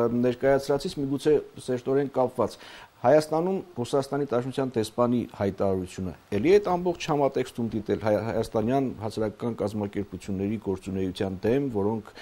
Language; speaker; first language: Armenian; native; Armenian